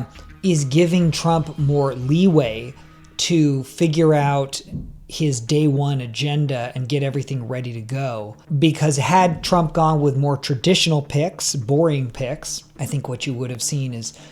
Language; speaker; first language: English; native; English